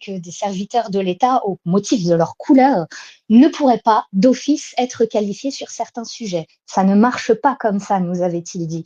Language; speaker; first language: French; native; French